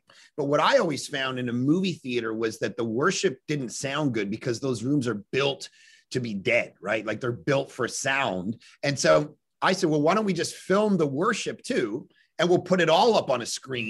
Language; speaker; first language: English; native; English